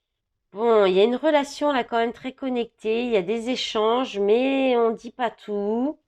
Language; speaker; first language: French; native; French